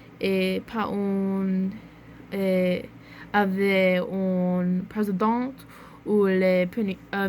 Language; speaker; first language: French; non-native, learner; English